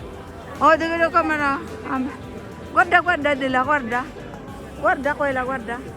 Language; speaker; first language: Italian; non-native, learner; Filipino